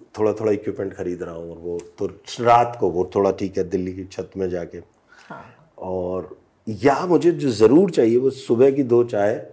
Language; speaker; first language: Hindi; native; Hindi